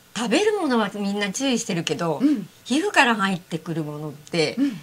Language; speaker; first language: Japanese; native; Japanese